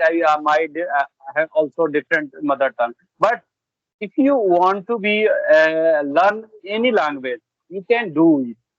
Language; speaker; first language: English; non-native, learner; Bhojpuri